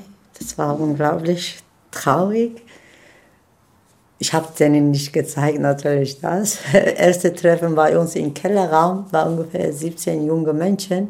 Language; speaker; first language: German; non-native, learner; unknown